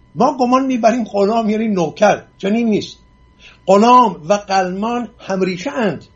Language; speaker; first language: Persian; non-native, local second language; Assyrian Neo-Aramaic